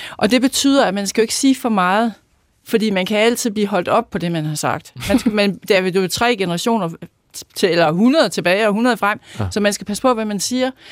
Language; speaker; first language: Danish; native; Danish